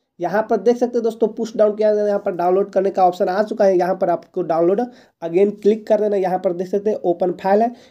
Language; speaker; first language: Hindi; native; Hindi